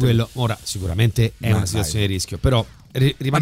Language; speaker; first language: Italian; native; Italian